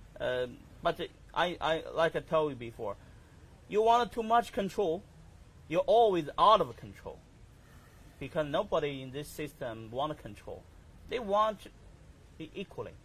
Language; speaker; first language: English; non-native, learner; Chinese